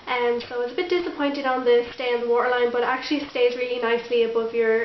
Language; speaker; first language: English; native; English